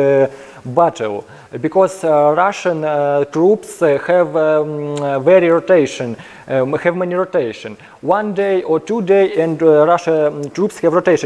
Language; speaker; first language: English; non-native, learner; Ukrainian